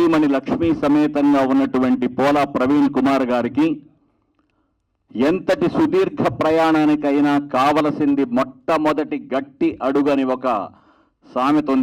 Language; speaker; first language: Telugu; native; Telugu